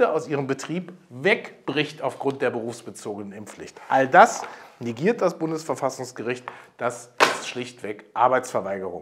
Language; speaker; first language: German; native; German